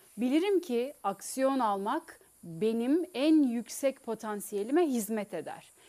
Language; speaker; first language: Turkish; native; Turkish